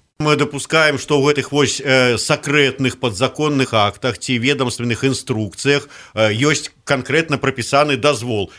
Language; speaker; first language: Belarusian; native; Belarusian